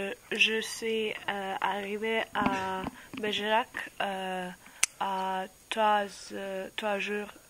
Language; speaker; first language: French; non-native, learner; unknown